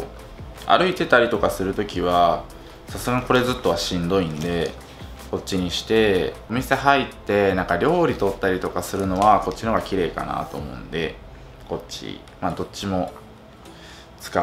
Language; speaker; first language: Japanese; native; Japanese